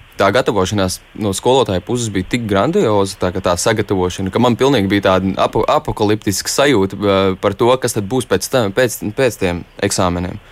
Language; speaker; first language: Latvian; native; Latvian